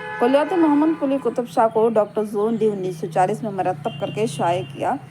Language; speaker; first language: Urdu; native; Urdu